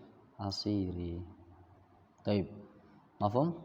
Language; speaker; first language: Arabic; non-native, fluent; Indonesian